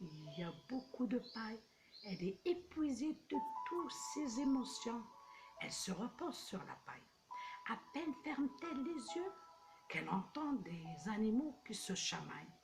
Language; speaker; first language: French; non-native, local second language; Arabic